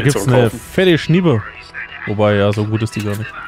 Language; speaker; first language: German; native; German